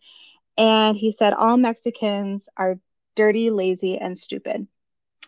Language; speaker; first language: English; native; English